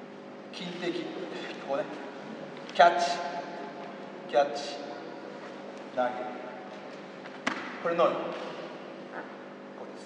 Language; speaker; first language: Japanese; native; Japanese